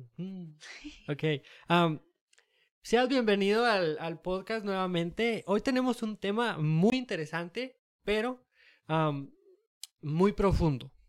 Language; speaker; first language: Spanish; early bilingual, heritage; Spanish